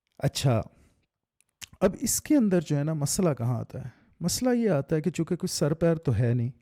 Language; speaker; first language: Urdu; native; Urdu